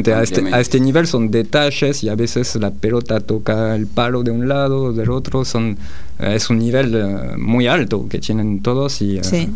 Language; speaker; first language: Spanish; non-native, fluent; French